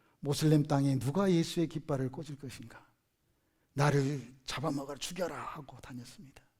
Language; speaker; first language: Korean; native; Korean